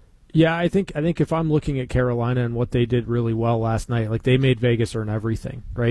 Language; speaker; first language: English; native; English